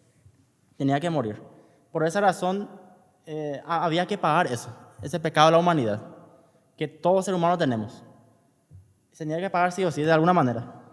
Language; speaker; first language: Spanish; native; Spanish